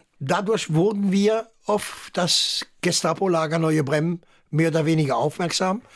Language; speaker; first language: German; early bilingual, heritage; German